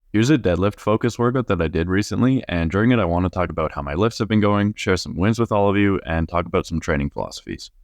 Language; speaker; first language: English; native; English